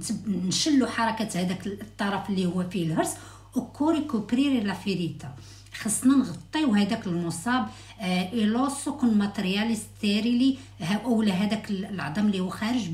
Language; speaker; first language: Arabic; native; Arabic